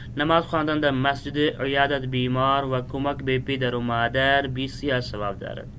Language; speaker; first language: Persian; non-native, fluent; Urdu